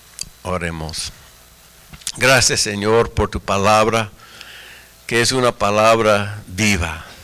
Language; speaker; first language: Spanish; non-native, fluent; English